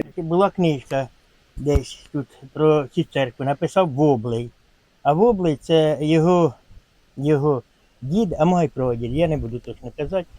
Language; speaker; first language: Ukrainian; native; Ukrainian